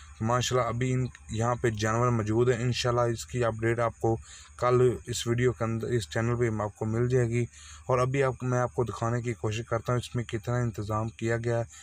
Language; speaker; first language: Urdu; non-native, local second language; Punjabi